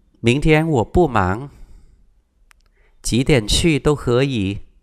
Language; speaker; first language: Chinese; non-native, fluent; Vietnamese